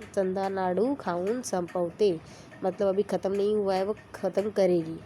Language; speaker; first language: Hindi; non-native, local second language; Marathi